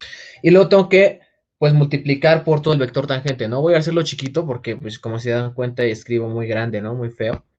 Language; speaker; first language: Spanish; native; Spanish